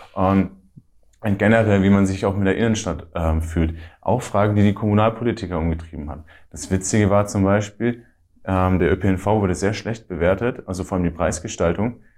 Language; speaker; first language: German; native; German